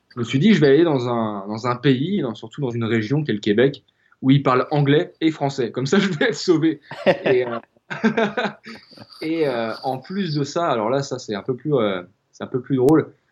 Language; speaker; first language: French; native; French